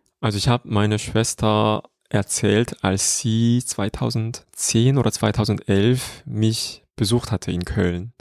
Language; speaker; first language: German; non-native, fluent; Korean